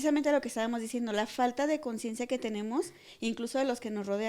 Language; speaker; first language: Spanish; native; Spanish